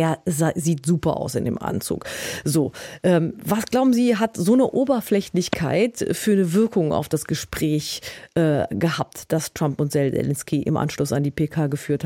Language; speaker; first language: German; native; German